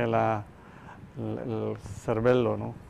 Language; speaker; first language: Spanish; non-native, learner; Malayalam